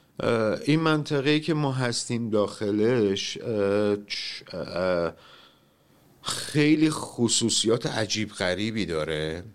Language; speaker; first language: Persian; native; Persian